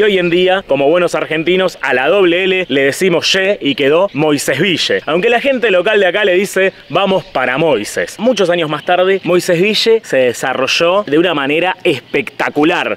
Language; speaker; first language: Spanish; native; Spanish